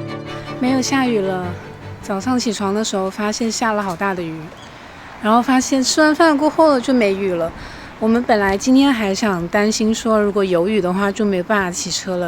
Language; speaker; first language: Chinese; native; Chinese